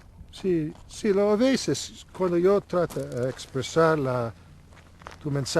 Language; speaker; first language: Spanish; non-native, learner; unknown